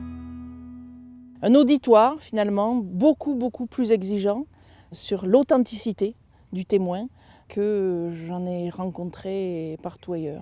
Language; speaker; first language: French; native; French